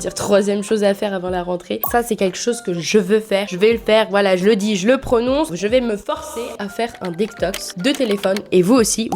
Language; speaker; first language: French; native; French